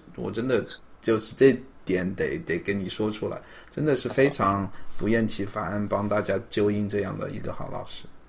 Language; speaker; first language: Chinese; native; Chinese